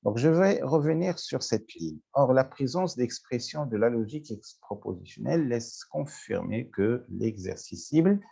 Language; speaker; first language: French; non-native, local second language; Arabic